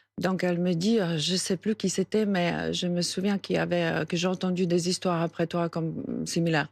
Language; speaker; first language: French; non-native, fluent; Slovak